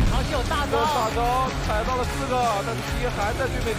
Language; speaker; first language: Chinese; native; Chinese